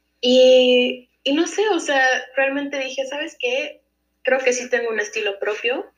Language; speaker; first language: Spanish; early bilingual, heritage; Spanish